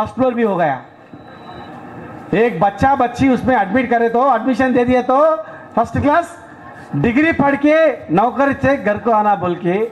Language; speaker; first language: Hindi; non-native, local second language; Telugu